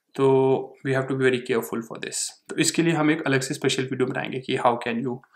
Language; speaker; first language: Hindi; native; Hindi